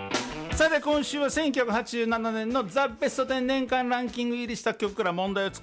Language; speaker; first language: Japanese; native; Japanese